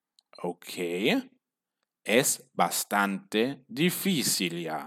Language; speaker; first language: Spanish; non-native, fluent; German